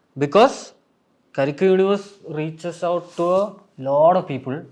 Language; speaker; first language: English; non-native, local second language; Malayalam